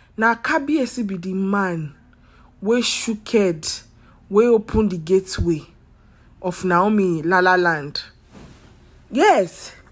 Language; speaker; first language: Nigerian Pidgin; non-native, local second language; Yoruba